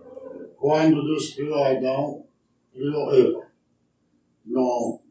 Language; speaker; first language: Portuguese; non-native, learner; Arabic